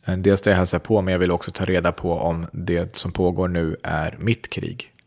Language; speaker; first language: Swedish; early bilingual, other home language; Central Kurdish